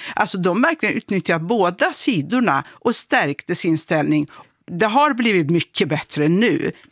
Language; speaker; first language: Swedish; non-native, fluent; Kurdish